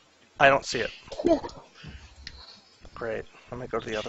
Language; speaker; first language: English; native; English